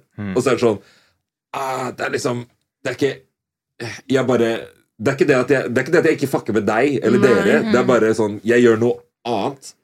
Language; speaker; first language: Norwegian; early bilingual, other home language; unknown